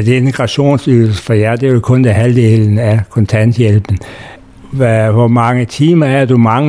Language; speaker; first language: Danish; native; Danish